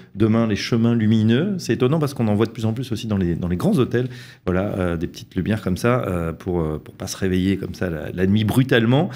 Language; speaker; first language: French; native; French